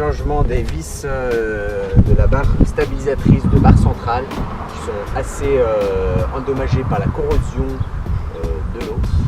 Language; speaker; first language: French; native; French